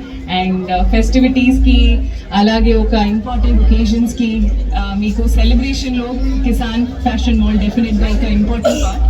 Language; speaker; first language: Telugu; non-native, learner; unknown